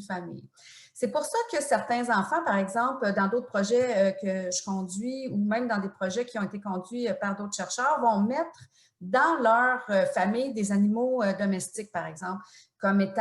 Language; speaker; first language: French; native; French